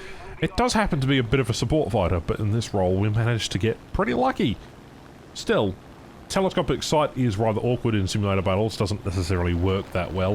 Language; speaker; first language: English; native; English